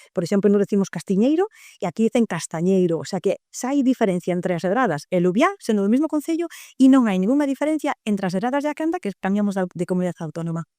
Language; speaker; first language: Galician; native; Galician